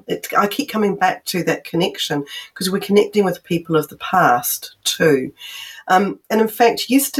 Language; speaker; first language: English; native; English